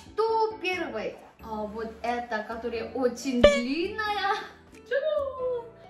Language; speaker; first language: Russian; non-native, fluent; Korean